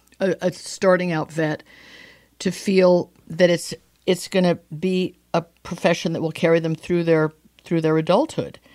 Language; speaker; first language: English; native; English